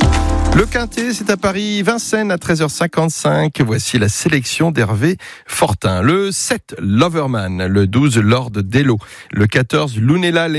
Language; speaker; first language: French; native; French